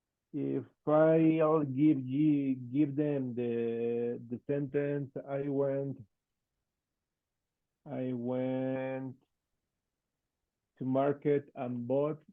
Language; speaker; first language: English; non-native, fluent; Spanish